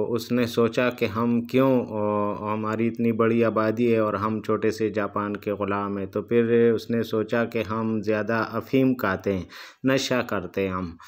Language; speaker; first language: Urdu; native; Urdu